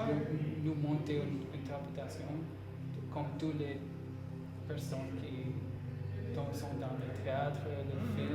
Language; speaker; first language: French; non-native, learner; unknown